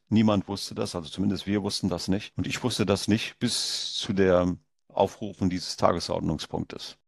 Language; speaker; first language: German; early bilingual, heritage; German